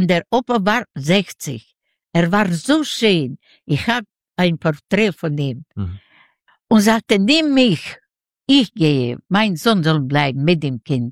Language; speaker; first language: German; non-native, learner; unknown